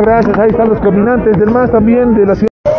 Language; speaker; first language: Spanish; native; Spanish